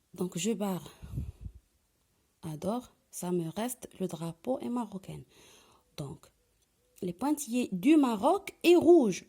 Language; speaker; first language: French; non-native, local second language; Arabic